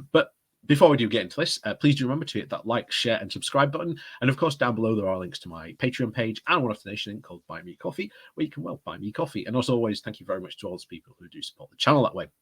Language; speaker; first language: English; native; English